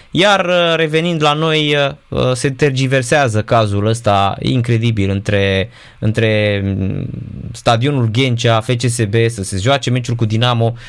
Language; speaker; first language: Romanian; native; Romanian